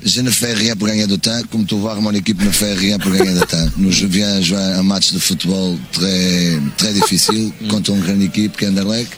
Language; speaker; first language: French; non-native, learner; Portuguese